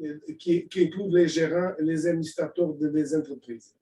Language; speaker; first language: French; non-native, fluent; Portuguese